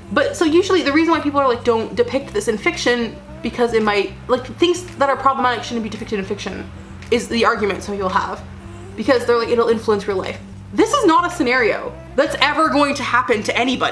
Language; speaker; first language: English; native; English